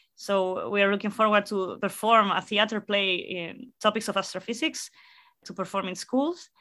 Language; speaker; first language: English; non-native, fluent; Spanish